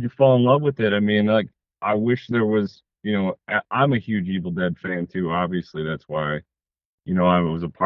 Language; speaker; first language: English; native; English